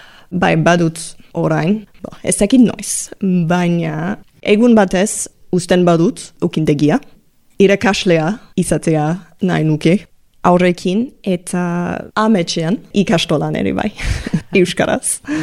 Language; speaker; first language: Basque; non-native, learner; English